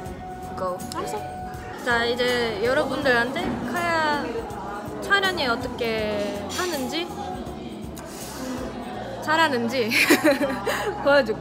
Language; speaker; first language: Korean; non-native, fluent; Russian